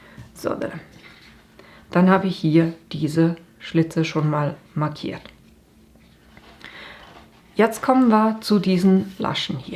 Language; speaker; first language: German; native; German